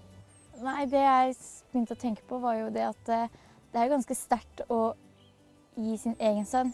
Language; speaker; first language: Norwegian; native; Norwegian